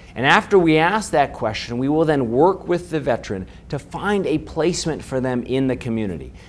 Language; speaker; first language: English; native; English